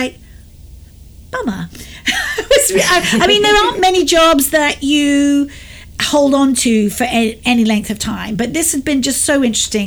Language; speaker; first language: English; native; English